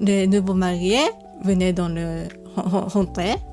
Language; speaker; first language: French; non-native, learner; Japanese